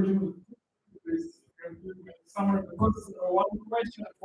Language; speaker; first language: English; non-native, learner; Russian